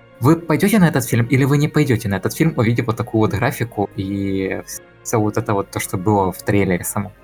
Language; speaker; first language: Russian; native; Russian